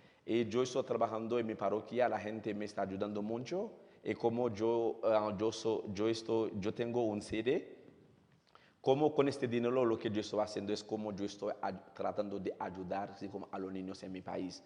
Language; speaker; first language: Spanish; non-native, learner; Haitian Creole